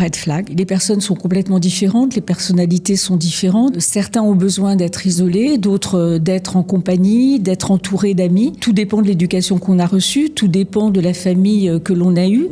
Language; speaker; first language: French; native; French